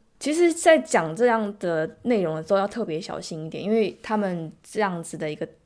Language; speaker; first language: Chinese; native; Chinese